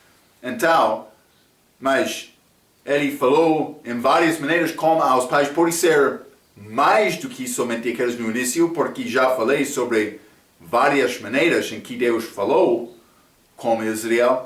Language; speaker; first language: Portuguese; non-native, fluent; English